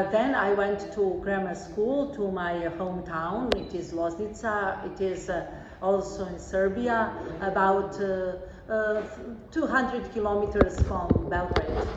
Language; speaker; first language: English; non-native, fluent; Serbian